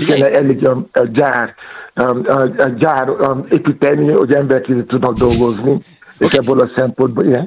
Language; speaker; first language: Hungarian; non-native, learner; Yoruba